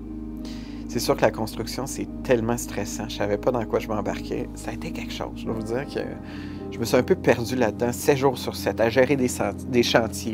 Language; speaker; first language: French; native; French